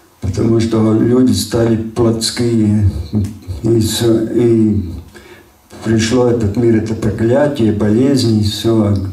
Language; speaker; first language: Russian; non-native, local second language; Latvian